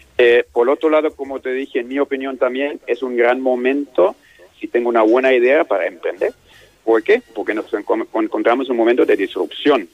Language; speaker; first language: Spanish; non-native, fluent; German